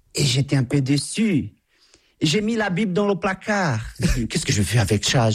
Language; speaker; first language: French; non-native, fluent; Portuguese